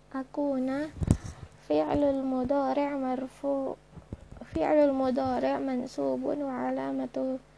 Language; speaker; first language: Arabic; non-native, learner; Indonesian